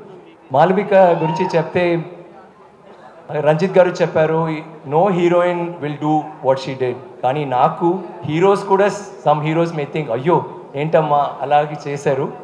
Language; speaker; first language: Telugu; non-native, learner; Tamil